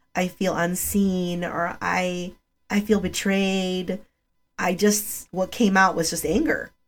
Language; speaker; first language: English; early bilingual, other home language; Spanish